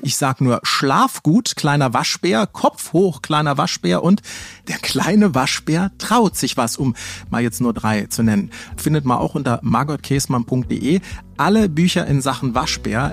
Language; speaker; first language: German; native; German